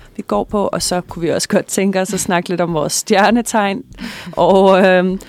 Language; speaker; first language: Danish; native; Danish